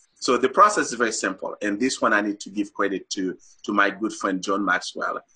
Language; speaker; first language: English; non-native, fluent; Haitian Creole